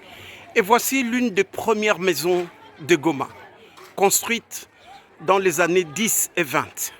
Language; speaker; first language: French; non-native, local second language; Swahili